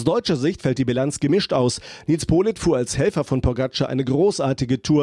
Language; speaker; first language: German; native; German